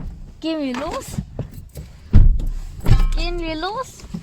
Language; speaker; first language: German; non-native, learner; Urdu